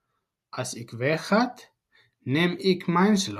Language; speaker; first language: Dutch; non-native, learner; Tigrinya